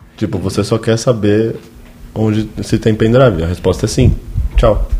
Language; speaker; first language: Portuguese; native; Portuguese